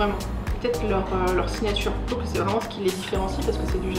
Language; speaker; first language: French; native; French